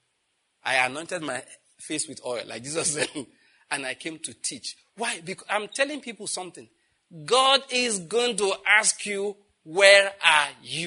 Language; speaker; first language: English; non-native, local second language; Yoruba